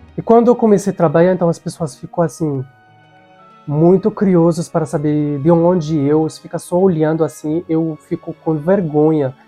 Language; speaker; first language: Portuguese; non-native, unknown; Arabic